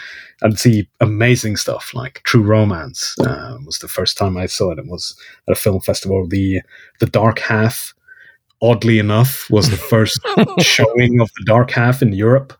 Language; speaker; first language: English; non-native, fluent; Swedish